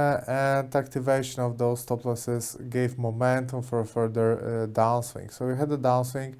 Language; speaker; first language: English; non-native, fluent; Polish